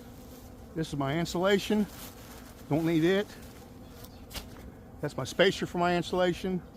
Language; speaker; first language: English; native; English